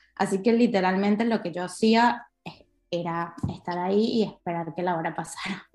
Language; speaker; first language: Spanish; native; Spanish